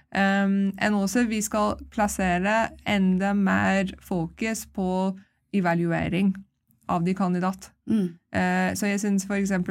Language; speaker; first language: Norwegian; non-native, fluent; English